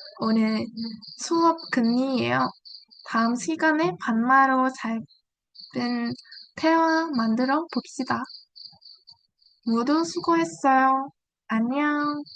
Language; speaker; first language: Korean; non-native, learner; Vietnamese